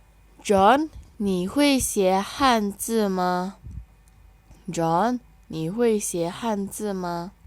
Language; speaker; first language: Chinese; non-native, learner; Indonesian